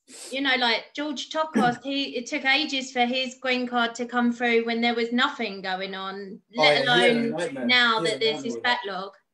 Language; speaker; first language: English; native; English